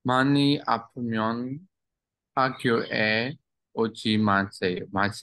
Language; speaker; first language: Korean; non-native, learner; Burmese